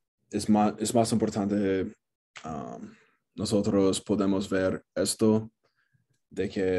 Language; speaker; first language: Spanish; non-native, learner; English